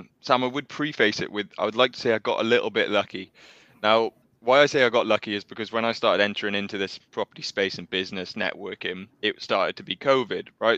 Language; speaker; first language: English; native; English